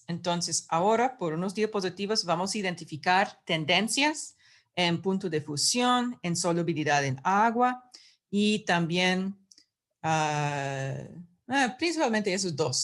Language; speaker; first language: Spanish; non-native, fluent; English